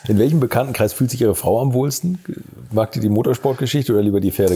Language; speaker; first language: German; native; German